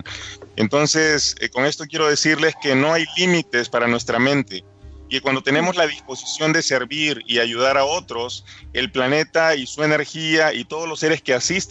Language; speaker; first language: Spanish; native; Spanish